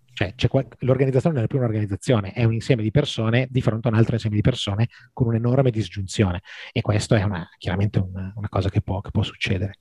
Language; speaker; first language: Italian; native; Italian